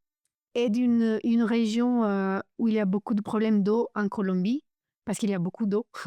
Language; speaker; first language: French; non-native, fluent; Romanian